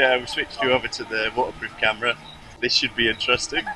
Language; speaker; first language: English; native; English